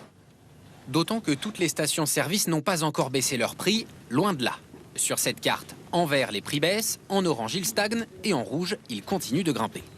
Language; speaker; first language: French; native; French